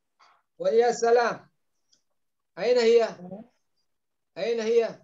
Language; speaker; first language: Arabic; non-native, fluent; Indonesian